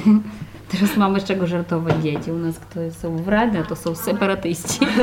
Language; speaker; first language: Polish; non-native, learner; Ukrainian